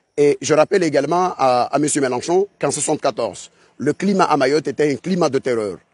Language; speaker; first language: French; non-native, local second language; Ngazidja Comorian